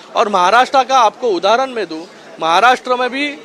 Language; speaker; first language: Hindi; non-native, local second language; Marathi